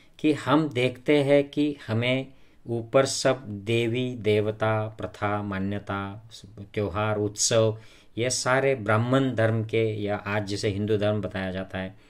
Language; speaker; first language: Hindi; non-native, local second language; Marathi